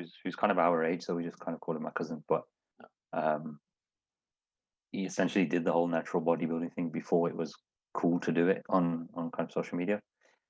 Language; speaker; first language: English; native; English